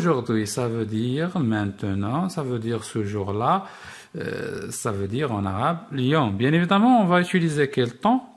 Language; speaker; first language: French; non-native, local second language; Arabic